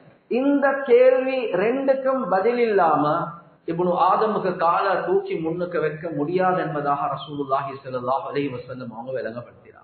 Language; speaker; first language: Tamil; native; Tamil